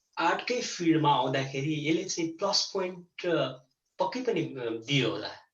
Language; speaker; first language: Nepali; native; Nepali